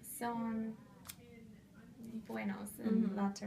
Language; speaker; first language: Spanish; non-native, fluent; English